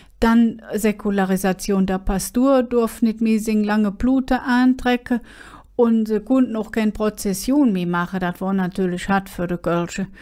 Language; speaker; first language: German; native; German